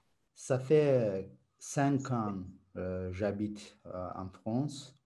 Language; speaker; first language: French; non-native, learner; Azerbaijani